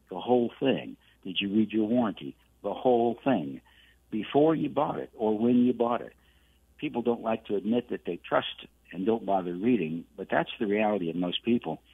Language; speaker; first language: English; native; English